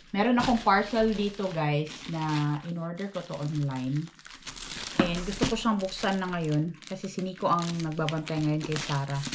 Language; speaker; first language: Filipino; non-native, local second language; Cebuano